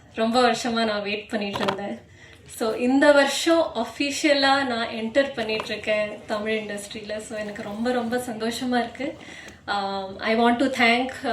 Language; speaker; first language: Tamil; non-native, local second language; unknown